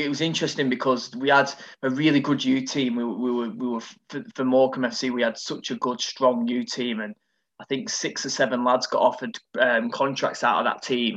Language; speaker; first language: English; native; English